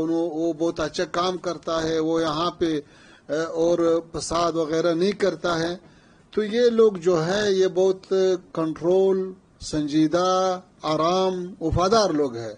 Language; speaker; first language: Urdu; non-native, fluent; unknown